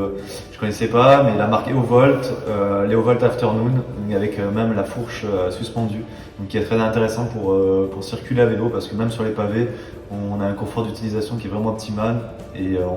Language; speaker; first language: French; native; French